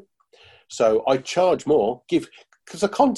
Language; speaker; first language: English; native; English